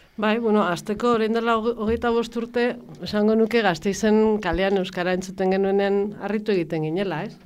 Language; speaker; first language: Basque; native; Basque